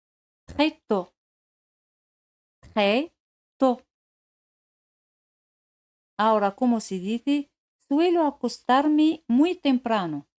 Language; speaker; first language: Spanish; non-native, fluent; French